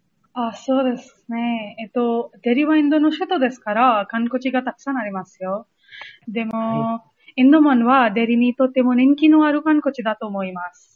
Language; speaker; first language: Japanese; non-native, learner; Hindi